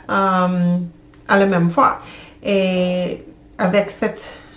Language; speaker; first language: French; non-native, learner; English